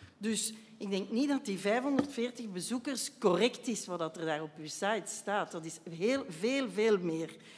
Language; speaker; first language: Dutch; native; Dutch